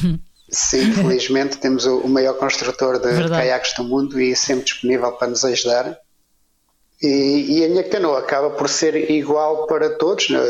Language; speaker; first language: Portuguese; native; Portuguese